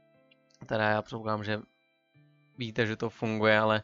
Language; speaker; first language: Czech; native; Czech